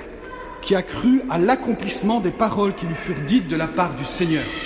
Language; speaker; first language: French; native; French